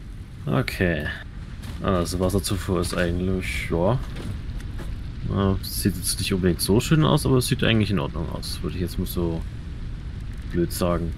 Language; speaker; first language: German; native; German